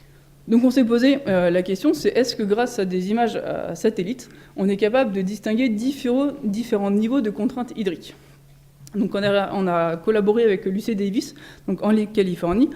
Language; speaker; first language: French; native; French